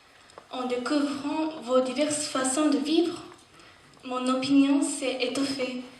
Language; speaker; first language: French; non-native, fluent; Japanese